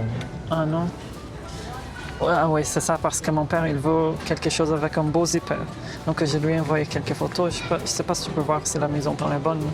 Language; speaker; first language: French; non-native, fluent; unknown